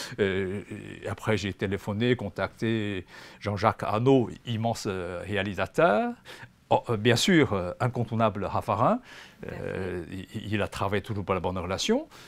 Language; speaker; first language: French; non-native, fluent; Chinese